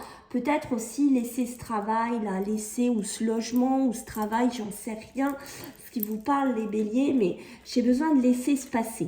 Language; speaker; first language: French; native; French